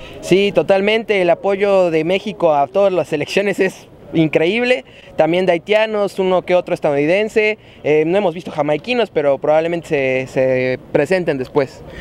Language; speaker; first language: Spanish; native; Spanish